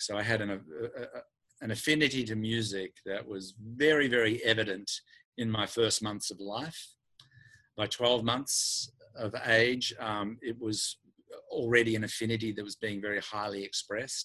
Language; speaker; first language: English; native; English